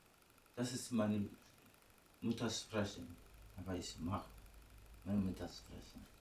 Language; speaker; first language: German; non-native, learner; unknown